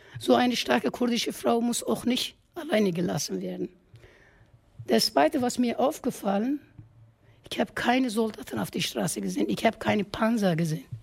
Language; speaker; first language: German; non-native, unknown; Kurdish